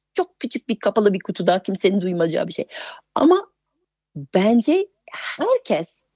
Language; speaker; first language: Turkish; non-native, fluent; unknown